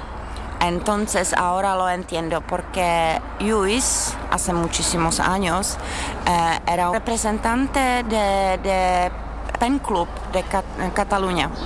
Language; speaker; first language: Spanish; non-native, fluent; Czech